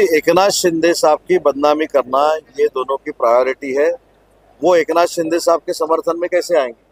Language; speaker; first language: Hindi; non-native, local second language; Marathi